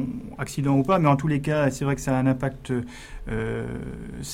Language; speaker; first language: French; native; French